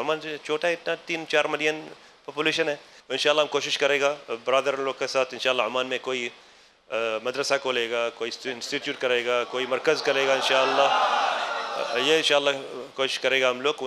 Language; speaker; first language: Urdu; non-native, learner; Arabic